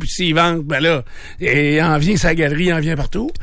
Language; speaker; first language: French; native; French